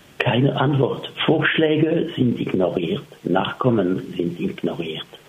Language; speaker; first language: German; non-native, fluent; French